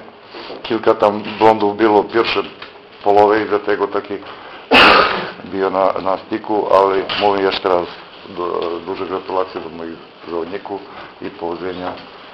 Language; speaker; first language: Polish; non-native, fluent; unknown